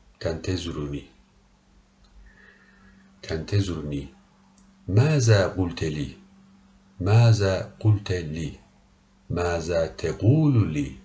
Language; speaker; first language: Arabic; non-native, learner; Turkish